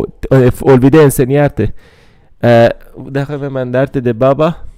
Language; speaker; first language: Spanish; non-native, fluent; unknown